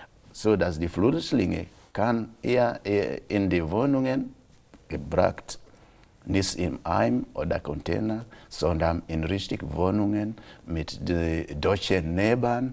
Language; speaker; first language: German; non-native, local second language; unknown